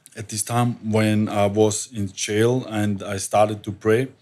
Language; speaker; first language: English; non-native, learner; German